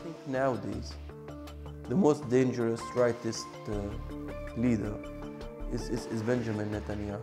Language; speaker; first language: English; non-native, local second language; Arabic